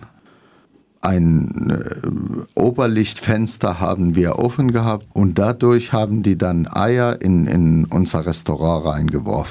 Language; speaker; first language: German; non-native, fluent; Arabic